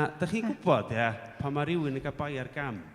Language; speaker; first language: Welsh; native; Welsh